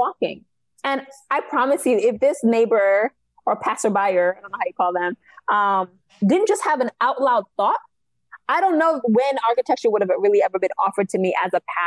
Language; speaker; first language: English; native; English